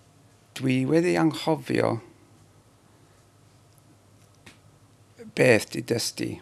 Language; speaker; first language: Welsh; non-native, learner; English